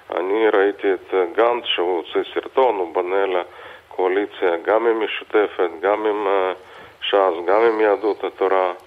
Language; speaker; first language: Hebrew; non-native, fluent; Russian